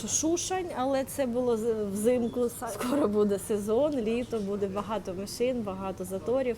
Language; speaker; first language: Ukrainian; native; Ukrainian